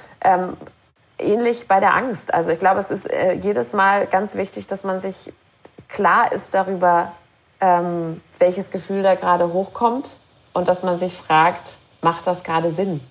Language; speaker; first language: German; native; German